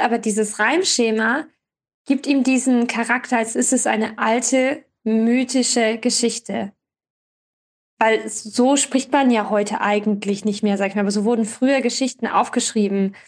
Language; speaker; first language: German; native; German